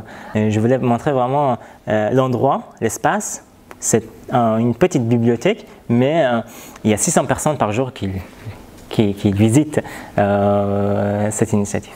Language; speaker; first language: French; non-native, learner; Persian